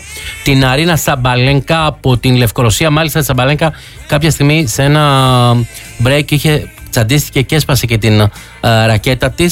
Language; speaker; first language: Greek; native; Greek